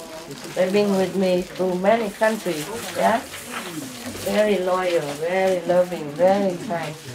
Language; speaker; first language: English; non-native, fluent; Vietnamese